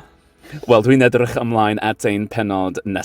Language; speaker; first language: Welsh; non-native, learner; English